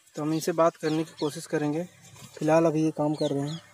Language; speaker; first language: Hindi; native; Hindi